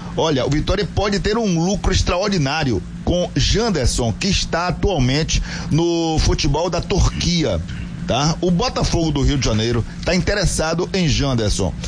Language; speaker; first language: Portuguese; native; Portuguese